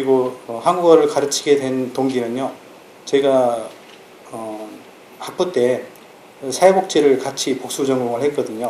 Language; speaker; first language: Korean; native; Korean